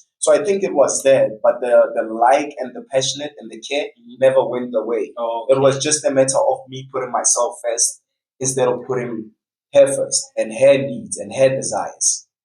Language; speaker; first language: English; non-native, local second language; Tswana